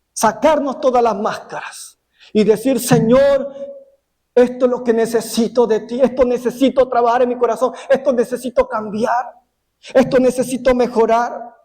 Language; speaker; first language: Spanish; native; Spanish